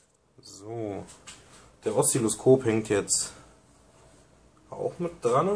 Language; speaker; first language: German; native; German